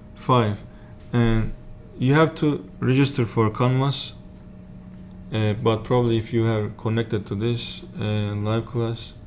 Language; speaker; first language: English; non-native, learner; Turkish